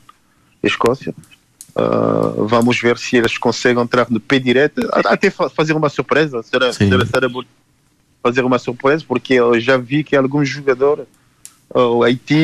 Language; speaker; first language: Portuguese; non-native, fluent; Haitian Creole